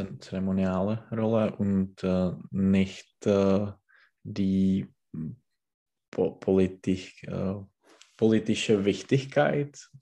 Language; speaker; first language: German; non-native, learner; Czech